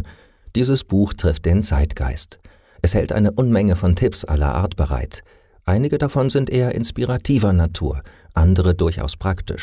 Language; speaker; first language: German; native; German